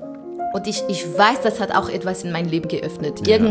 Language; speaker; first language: German; non-native, fluent; French